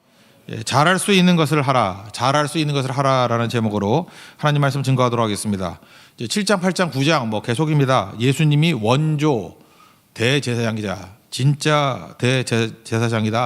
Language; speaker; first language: Korean; native; Korean